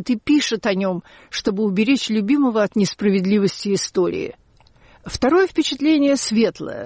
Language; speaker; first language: Russian; native; Russian